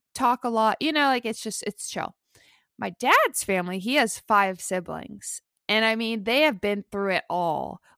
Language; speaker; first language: English; early bilingual, other home language; Italian